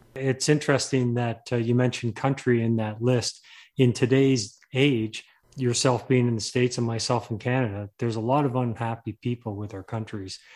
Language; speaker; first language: English; native; English